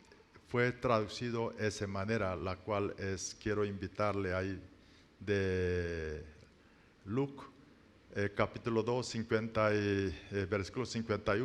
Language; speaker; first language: Spanish; non-native, learner; Korean